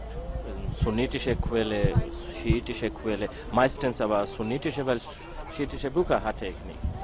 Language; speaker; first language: German; non-native, learner; Bangla